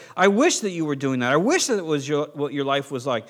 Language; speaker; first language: English; native; English